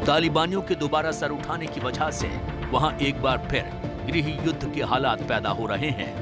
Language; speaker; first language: Hindi; native; Hindi